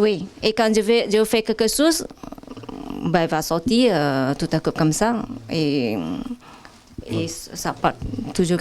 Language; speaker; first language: French; non-native, fluent; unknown